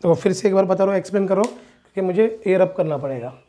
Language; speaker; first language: Hindi; non-native, local second language; Marathi